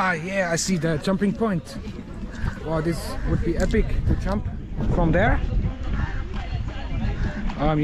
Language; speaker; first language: English; non-native, fluent; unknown